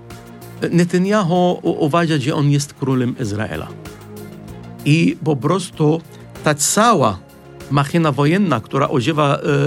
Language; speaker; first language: Polish; non-native, fluent; Arabic